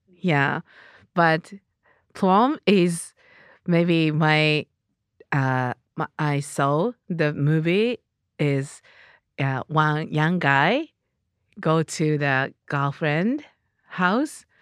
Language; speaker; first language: English; non-native, learner; Japanese